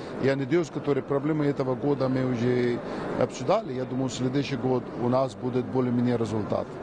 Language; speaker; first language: Russian; non-native, learner; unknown